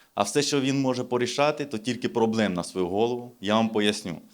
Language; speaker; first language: Ukrainian; non-native, local second language; Russian